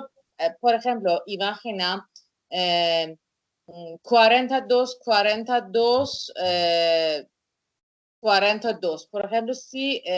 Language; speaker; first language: Spanish; non-native, fluent; Persian